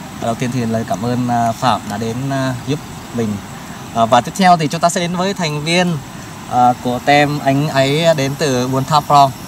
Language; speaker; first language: Vietnamese; non-native, local second language; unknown